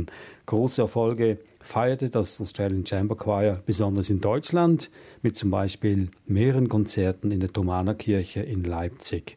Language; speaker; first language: German; native; German